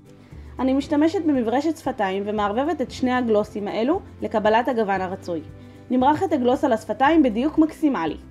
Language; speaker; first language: Hebrew; native; Hebrew